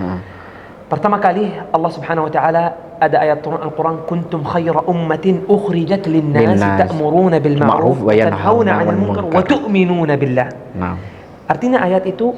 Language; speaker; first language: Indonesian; non-native, learner; Arabic